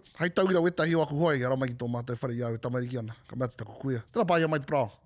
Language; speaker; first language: Māori; native; Māori